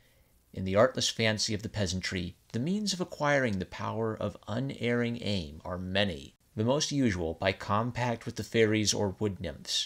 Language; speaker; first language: English; native; English